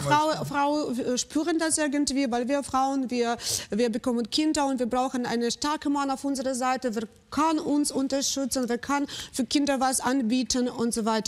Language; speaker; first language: German; non-native, fluent; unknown